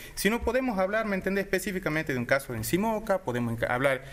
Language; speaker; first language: Spanish; native; Spanish